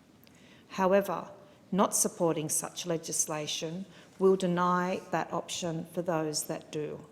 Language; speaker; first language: English; native; English